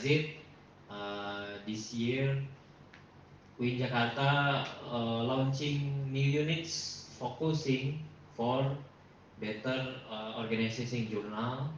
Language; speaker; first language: English; non-native, learner; Indonesian